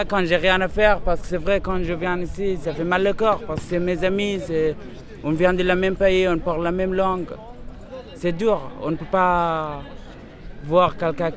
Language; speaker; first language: French; non-native, fluent; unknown